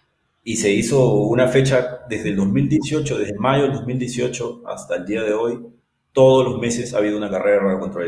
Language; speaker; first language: Spanish; native; Spanish